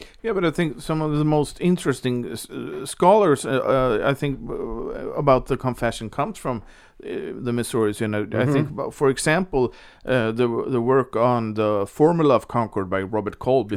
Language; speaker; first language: English; non-native, fluent; Swedish